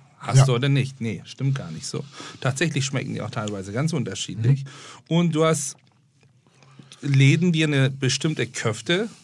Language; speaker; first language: German; non-native, fluent; Turkish